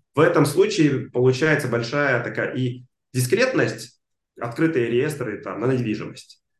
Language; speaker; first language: Russian; non-native, local second language; Armenian